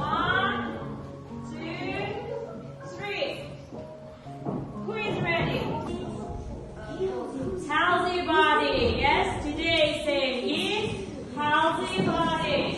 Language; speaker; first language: English; non-native, fluent; Uzbek